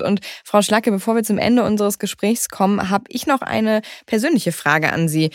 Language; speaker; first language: German; native; German